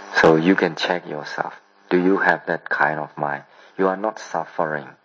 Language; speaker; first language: English; non-native, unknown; Burmese